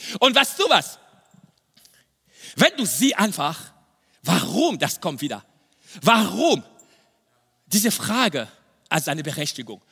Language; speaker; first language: German; non-native, fluent; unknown